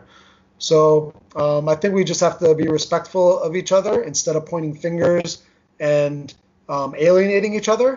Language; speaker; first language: English; early bilingual, other home language; Armenian